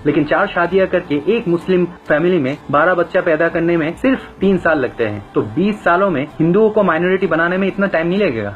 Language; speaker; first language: Hindi; non-native, fluent; Bangla